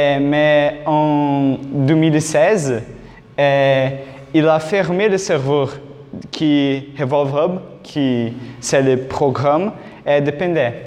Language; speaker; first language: French; non-native, learner; Portuguese